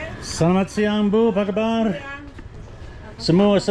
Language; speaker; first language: Indonesian; non-native, learner; English